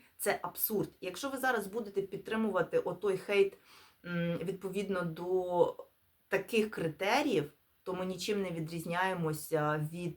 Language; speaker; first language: Ukrainian; non-native, local second language; Russian